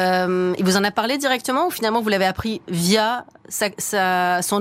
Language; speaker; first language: French; native; French